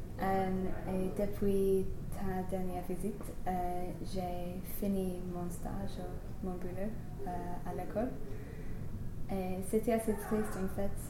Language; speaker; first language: French; non-native, learner; English